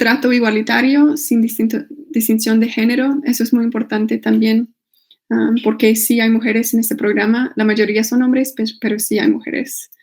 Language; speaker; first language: Spanish; non-native, fluent; English